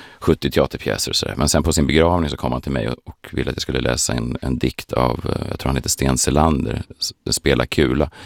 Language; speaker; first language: Swedish; native; Swedish